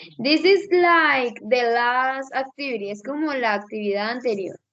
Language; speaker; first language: English; non-native, learner; Spanish